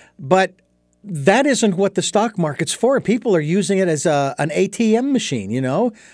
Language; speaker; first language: English; native; English